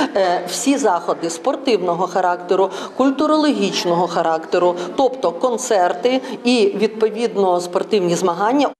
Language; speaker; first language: Ukrainian; native; Ukrainian